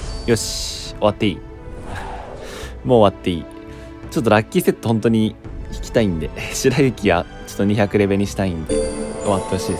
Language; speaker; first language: Japanese; native; Japanese